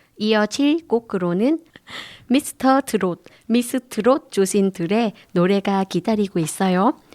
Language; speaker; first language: Korean; non-native, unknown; Vietnamese